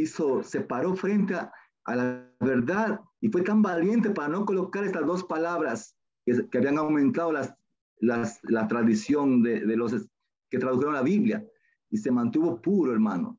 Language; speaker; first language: Spanish; native; Spanish